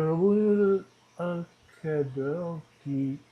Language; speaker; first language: Korean; non-native, learner; Dutch